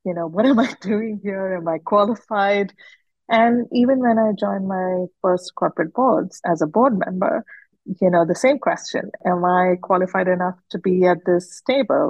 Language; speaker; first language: English; non-native, local second language; Hindi